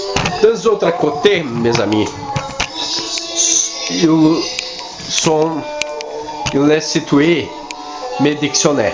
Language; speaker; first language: French; non-native, learner; Spanish